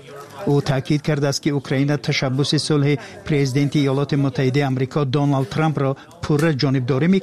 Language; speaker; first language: Tajik; native; Tajik